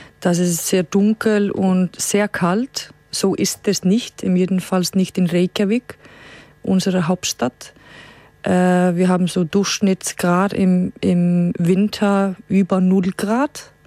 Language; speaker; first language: German; non-native, fluent; Icelandic